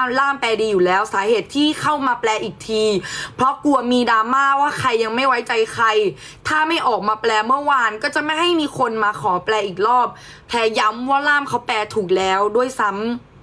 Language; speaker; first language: Thai; native; Thai